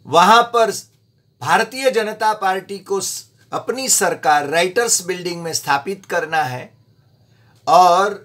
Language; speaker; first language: Hindi; non-native, local second language; Gujarati